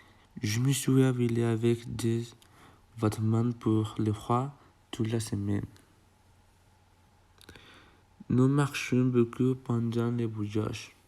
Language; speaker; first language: French; non-native, learner; Spanish